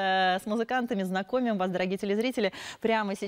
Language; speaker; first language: Russian; native; Russian